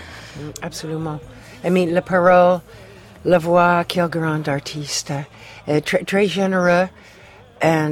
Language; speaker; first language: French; non-native, fluent; English